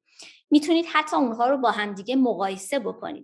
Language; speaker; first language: Persian; native; Persian